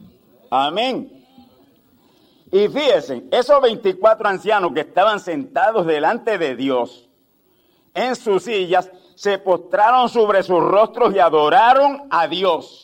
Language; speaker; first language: Spanish; native; Spanish